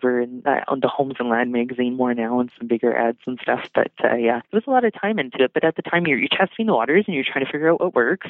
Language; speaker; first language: English; native; English